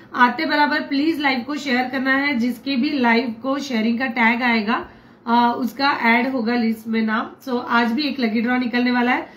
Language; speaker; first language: Hindi; non-native, local second language; Marathi